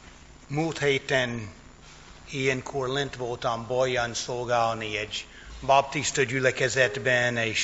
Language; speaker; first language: Hungarian; non-native, fluent; English